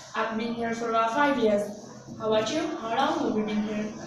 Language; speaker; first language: English; non-native, learner; Vietnamese